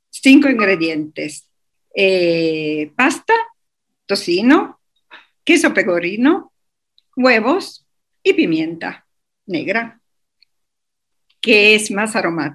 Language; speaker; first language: Spanish; non-native, fluent; Italian